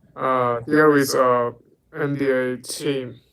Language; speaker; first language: English; non-native, learner; Chinese